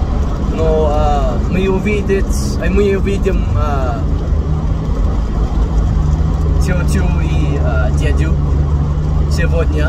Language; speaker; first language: Russian; non-native, learner; English